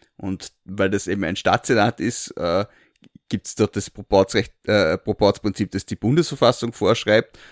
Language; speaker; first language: German; native; German